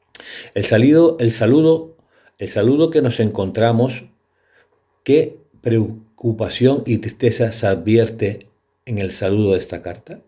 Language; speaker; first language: Spanish; native; Spanish